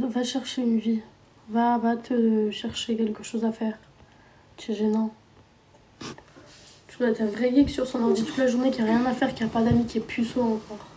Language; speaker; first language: French; non-native, local second language; Arabic